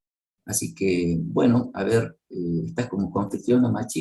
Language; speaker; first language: Spanish; native; Spanish